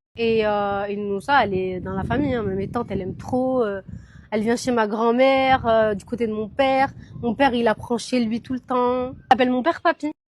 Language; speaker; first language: French; early bilingual, other home language; Arabic